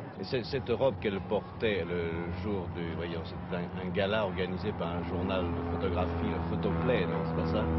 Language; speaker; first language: French; native; French